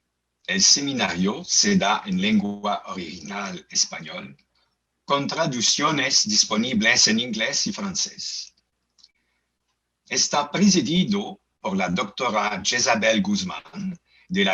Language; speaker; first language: Spanish; non-native, learner; French